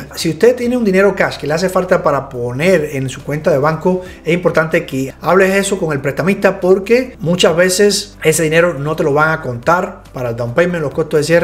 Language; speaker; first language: Spanish; native; Spanish